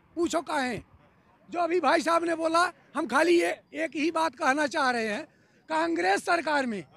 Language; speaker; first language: Hindi; native; Hindi